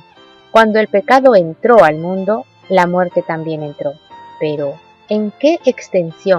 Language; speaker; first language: Spanish; native; Spanish